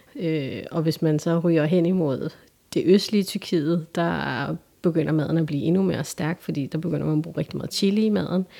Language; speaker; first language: Danish; early bilingual, other home language; Turkish